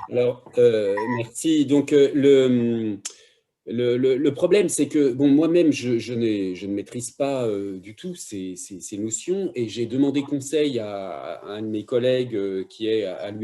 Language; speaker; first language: French; native; French